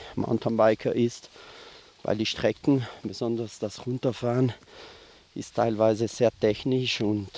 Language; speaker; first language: German; non-native, local second language; Ladin